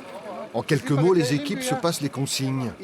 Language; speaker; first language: French; native; French